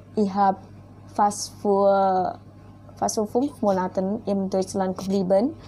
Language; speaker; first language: German; non-native, learner; Indonesian